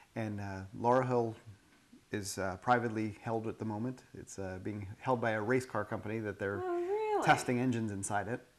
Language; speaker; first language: English; native; English